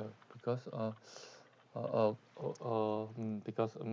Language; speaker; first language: English; non-native, learner; Korean